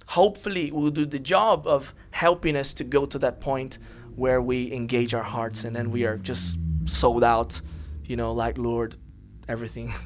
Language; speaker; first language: English; non-native, fluent; Portuguese